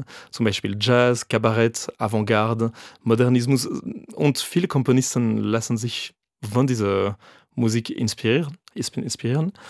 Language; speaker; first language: German; non-native, fluent; French